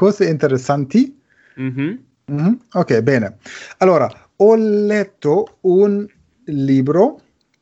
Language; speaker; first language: Italian; non-native, learner; German